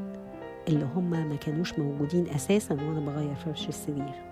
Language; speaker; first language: Arabic; native; Arabic